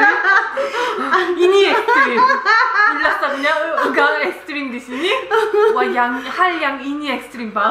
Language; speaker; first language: Indonesian; non-native, learner; Korean